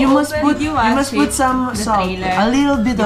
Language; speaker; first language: English; non-native, learner; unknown